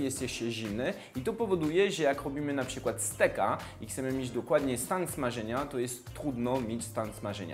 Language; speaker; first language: Polish; non-native, fluent; French